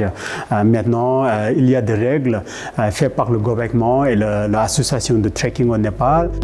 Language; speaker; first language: French; non-native, fluent; Sherpa